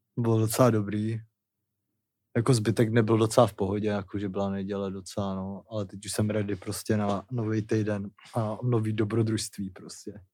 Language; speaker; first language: Czech; native; Czech